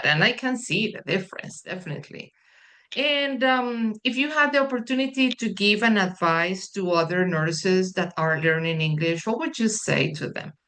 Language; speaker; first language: English; non-native, fluent; Spanish